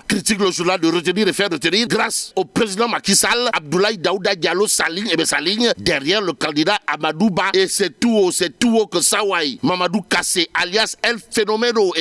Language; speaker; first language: French; non-native, local second language; Wolof